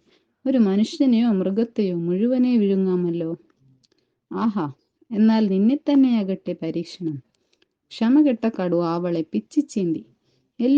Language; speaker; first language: Malayalam; native; Malayalam